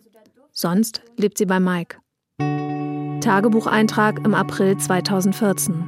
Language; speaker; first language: German; native; German